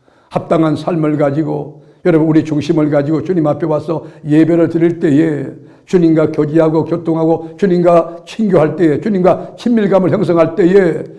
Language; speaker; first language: Korean; native; Korean